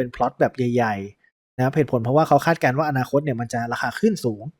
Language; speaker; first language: Thai; native; Thai